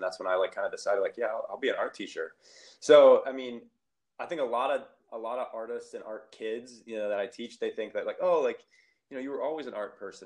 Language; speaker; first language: English; native; English